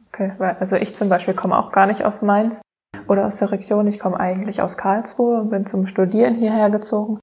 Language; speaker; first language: German; native; German